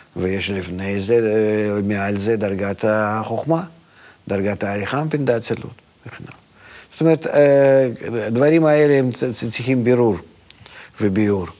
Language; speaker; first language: Hebrew; non-native, fluent; Russian